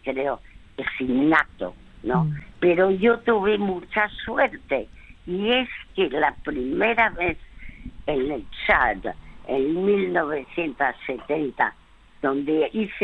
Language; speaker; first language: Spanish; early bilingual, other home language; French